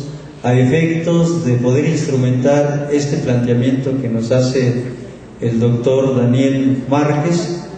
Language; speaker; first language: Spanish; native; Spanish